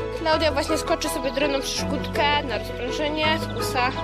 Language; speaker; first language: Polish; native; Polish